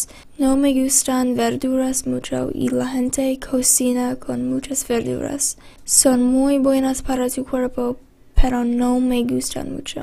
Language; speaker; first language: Spanish; non-native, learner; English